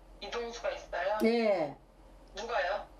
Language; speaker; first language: Korean; native; Korean